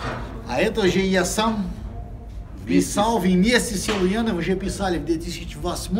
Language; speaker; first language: Russian; non-native, fluent; Portuguese